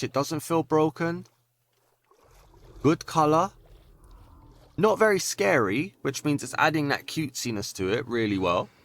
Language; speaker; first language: English; native; English